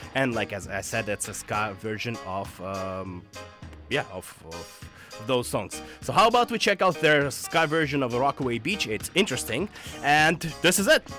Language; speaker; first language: English; non-native, fluent; Russian